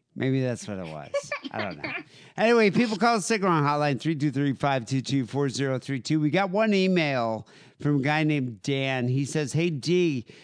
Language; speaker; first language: English; native; English